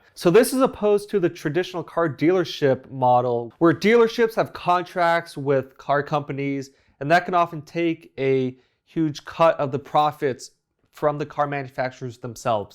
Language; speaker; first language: English; native; English